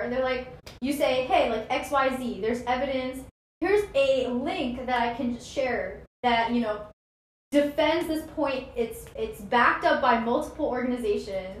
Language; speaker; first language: English; native; English